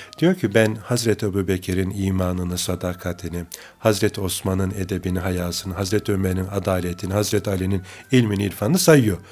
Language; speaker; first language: Turkish; native; Turkish